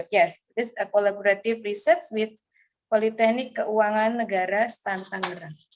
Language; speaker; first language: English; non-native, fluent; Indonesian